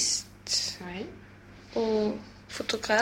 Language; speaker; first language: French; non-native, learner; Swedish